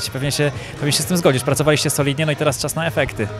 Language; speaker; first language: Polish; native; Polish